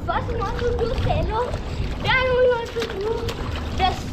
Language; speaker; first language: English; non-native, learner; Hindi